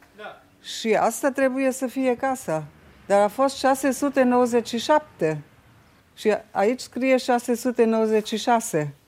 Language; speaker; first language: Romanian; non-native, local second language; German